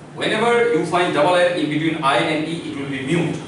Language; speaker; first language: English; non-native, local second language; Hindi